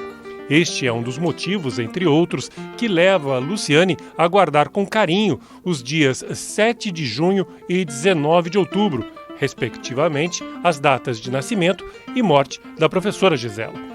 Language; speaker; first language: Portuguese; native; Portuguese